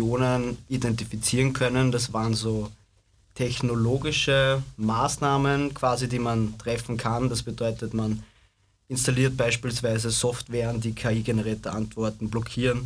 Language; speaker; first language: German; native; German